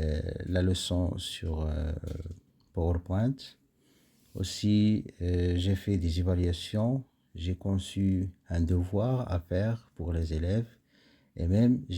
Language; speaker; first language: French; non-native, local second language; Arabic